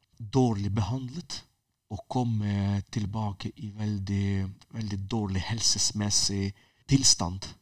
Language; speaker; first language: Norwegian; non-native, fluent; Ukrainian